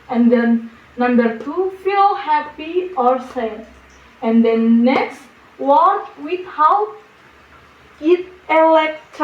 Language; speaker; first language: English; non-native, learner; Indonesian